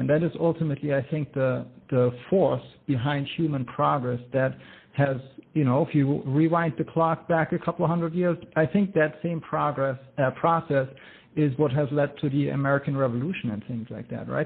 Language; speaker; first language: English; non-native, fluent; German